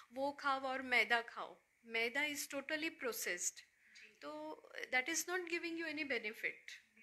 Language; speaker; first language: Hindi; native; Hindi